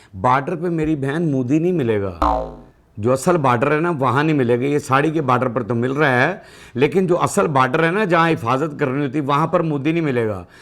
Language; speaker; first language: Urdu; non-native, local second language; Punjabi